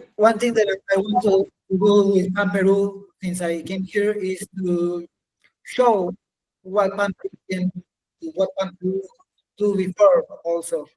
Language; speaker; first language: English; non-native, learner; Spanish